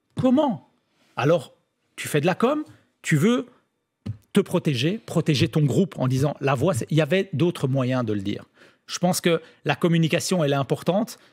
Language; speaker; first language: French; native; French